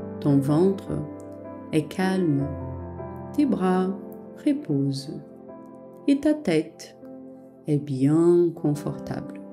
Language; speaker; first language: French; non-native, fluent; Portuguese